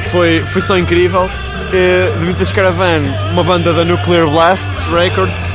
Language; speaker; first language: Portuguese; native; Portuguese